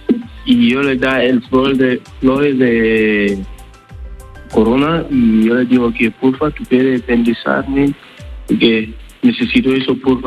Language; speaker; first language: Spanish; non-native, learner; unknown